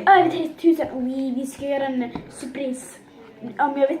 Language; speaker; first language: Swedish; early bilingual, other home language; Turkish